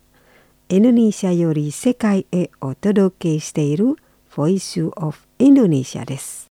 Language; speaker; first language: Japanese; non-native, fluent; Indonesian